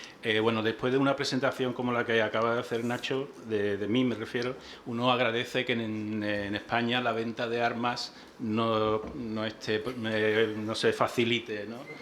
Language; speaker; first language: Spanish; native; Spanish